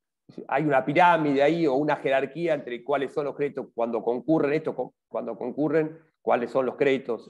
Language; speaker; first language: Spanish; native; Spanish